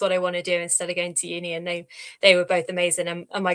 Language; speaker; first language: English; native; English